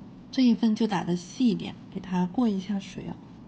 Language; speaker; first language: Chinese; native; Chinese